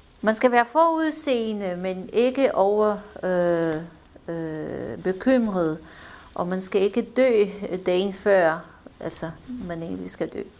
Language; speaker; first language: Danish; non-native, fluent; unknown